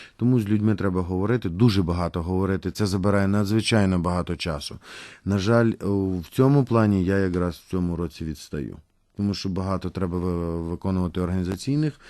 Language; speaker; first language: Ukrainian; native; Ukrainian